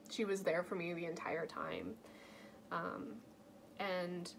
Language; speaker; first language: English; native; English